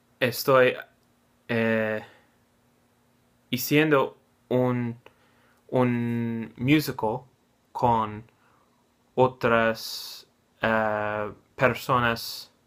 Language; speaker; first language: Spanish; non-native, learner; English